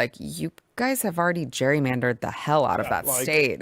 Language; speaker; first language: English; native; English